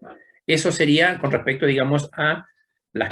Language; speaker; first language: Spanish; native; Spanish